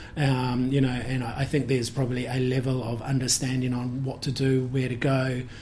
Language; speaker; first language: English; native; English